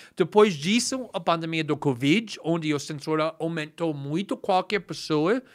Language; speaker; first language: Portuguese; non-native, fluent; English